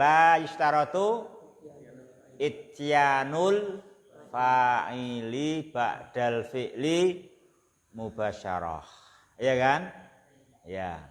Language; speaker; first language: Arabic; non-native, fluent; Indonesian